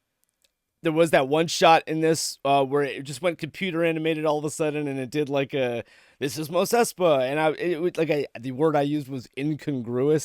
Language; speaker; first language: English; native; English